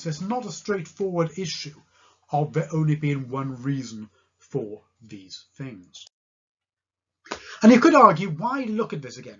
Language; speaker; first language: English; native; English